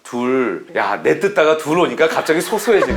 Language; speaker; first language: Korean; native; Korean